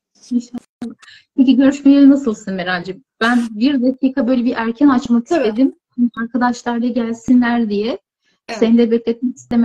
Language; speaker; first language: Turkish; native; Turkish